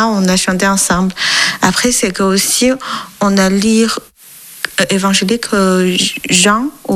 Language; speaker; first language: French; non-native, learner; Chinese